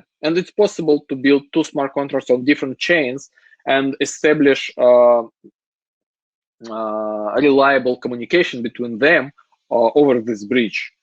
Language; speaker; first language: English; non-native, fluent; Russian